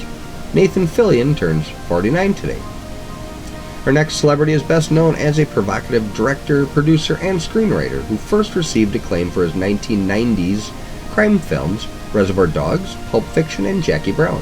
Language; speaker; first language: English; native; English